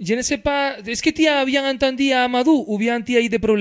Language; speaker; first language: French; non-native, fluent; Spanish